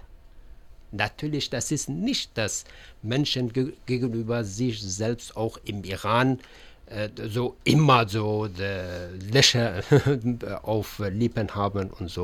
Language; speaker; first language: German; non-native, learner; Persian